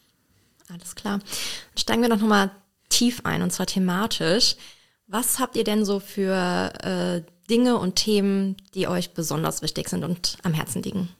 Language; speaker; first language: German; native; German